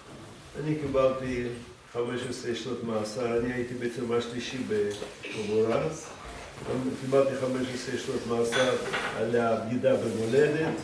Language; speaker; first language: Hebrew; non-native, fluent; Russian